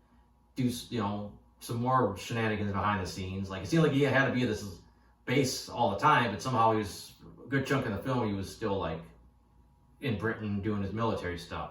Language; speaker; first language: English; native; English